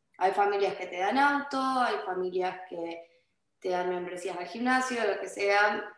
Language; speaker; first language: Spanish; native; Spanish